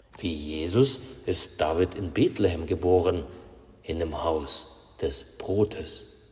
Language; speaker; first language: German; non-native, fluent; Russian